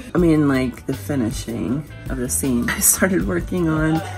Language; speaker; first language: English; native; English